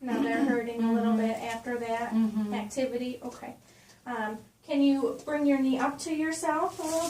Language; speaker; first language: English; native; English